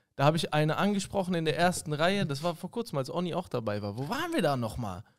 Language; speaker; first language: German; early bilingual, other home language; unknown